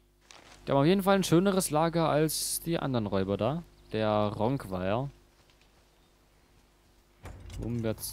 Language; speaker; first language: German; native; German